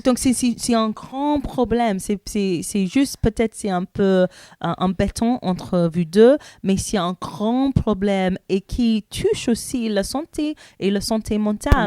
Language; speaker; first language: French; non-native, learner; English